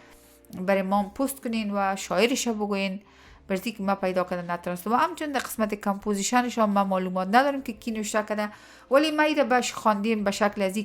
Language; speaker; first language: Persian; native; Persian